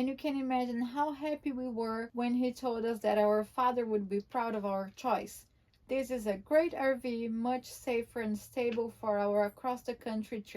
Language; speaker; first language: English; non-native, fluent; Portuguese